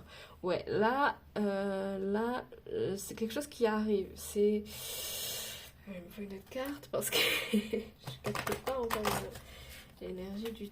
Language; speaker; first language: French; native; French